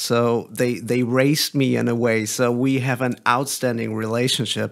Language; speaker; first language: English; non-native, fluent; German